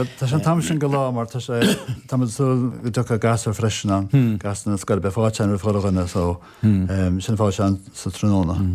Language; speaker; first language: Irish; non-native, local second language; English